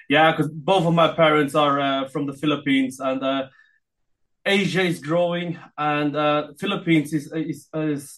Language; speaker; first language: English; non-native, fluent; Filipino